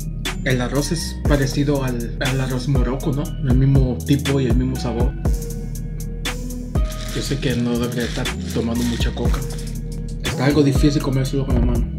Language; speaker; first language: Spanish; early bilingual, other home language; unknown